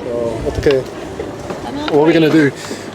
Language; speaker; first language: English; native; English